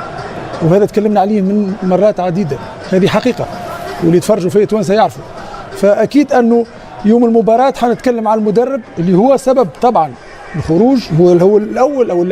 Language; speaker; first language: Arabic; native; Arabic